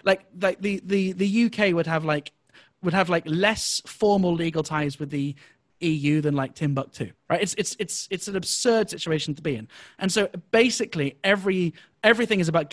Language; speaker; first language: English; native; English